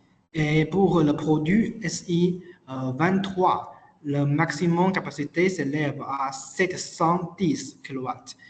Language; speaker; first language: French; non-native, learner; Chinese